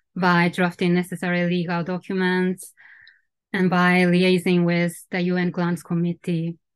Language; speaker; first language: English; non-native, fluent; Japanese